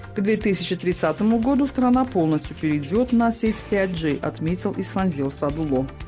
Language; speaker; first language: Russian; non-native, local second language; Tajik